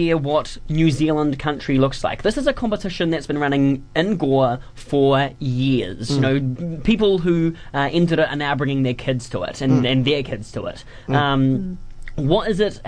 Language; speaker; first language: English; native; English